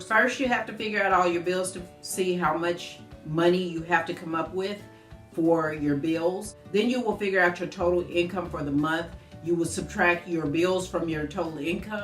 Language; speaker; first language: English; native; English